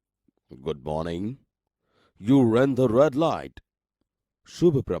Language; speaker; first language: English; non-native, local second language; Gujarati